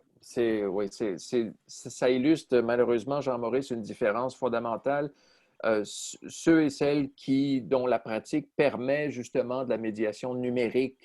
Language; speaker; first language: French; native; French